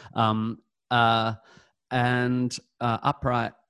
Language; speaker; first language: English; native; English